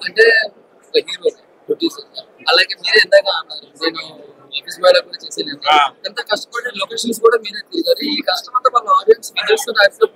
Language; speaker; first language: Telugu; native; Telugu